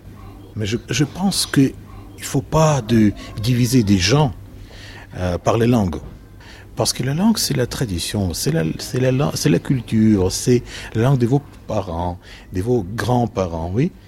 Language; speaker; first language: French; non-native, fluent; Russian